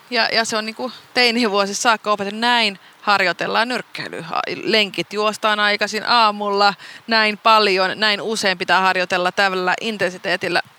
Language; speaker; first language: Finnish; non-native, local second language; Swedish